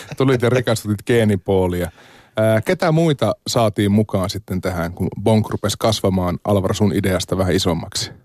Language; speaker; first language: Finnish; native; Finnish